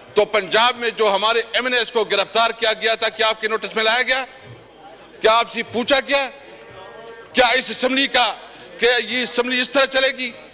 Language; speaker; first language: Urdu; non-native, local second language; Pashto